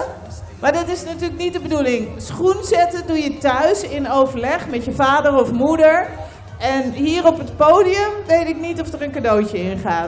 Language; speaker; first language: Dutch; native; Dutch